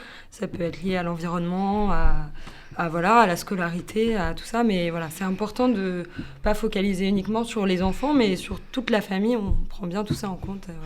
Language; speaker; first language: French; native; French